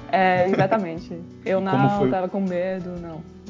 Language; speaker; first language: Portuguese; non-native, fluent; French